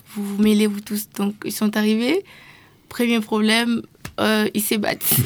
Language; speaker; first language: French; non-native, local second language; Lingala